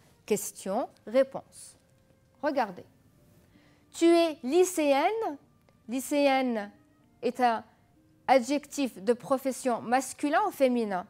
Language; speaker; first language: French; non-native, fluent; Arabic